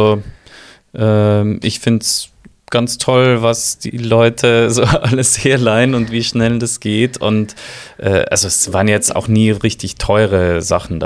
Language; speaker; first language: German; native; German